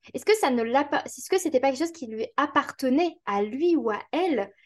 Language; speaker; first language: French; native; French